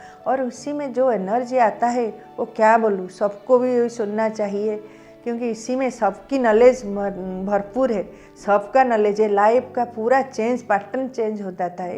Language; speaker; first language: Hindi; non-native, local second language; Odia